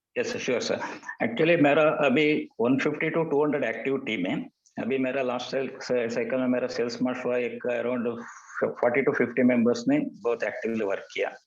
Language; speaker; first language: Hindi; non-native, local second language; Kannada